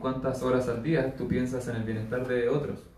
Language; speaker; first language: Spanish; native; Spanish